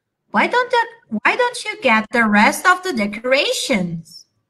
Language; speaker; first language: English; non-native, fluent; Portuguese